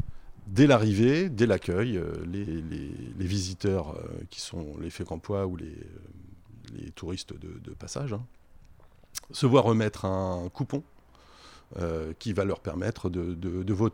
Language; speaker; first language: French; native; French